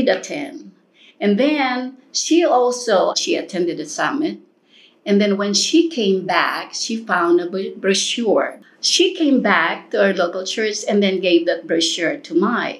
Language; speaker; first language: English; non-native, local second language; Filipino